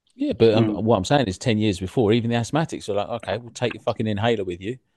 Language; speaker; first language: English; native; English